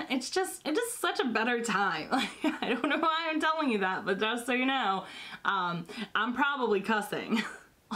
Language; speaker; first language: English; native; English